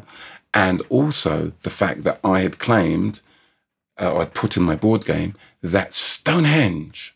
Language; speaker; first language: English; native; English